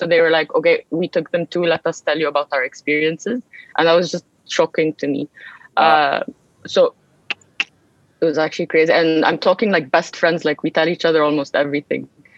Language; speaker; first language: English; early bilingual, other home language; Arabic